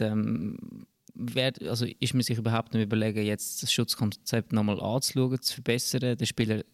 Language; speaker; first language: German; native; German